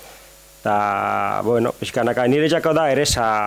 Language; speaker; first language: Basque; non-native, learner; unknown